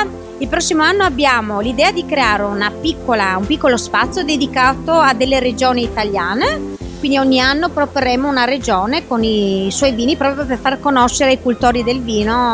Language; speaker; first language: Italian; native; Italian